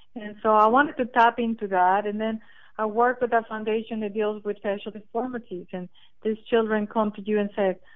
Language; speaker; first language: English; non-native, fluent; Spanish